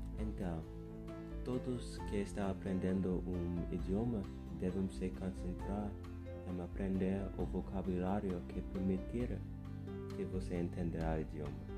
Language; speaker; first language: Portuguese; non-native, fluent; English